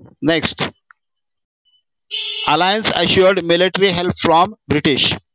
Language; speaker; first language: English; non-native, local second language; Marathi